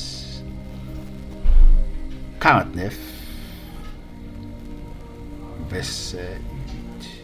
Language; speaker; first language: French; non-native, local second language; Haitian Creole